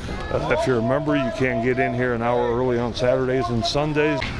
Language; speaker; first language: English; native; English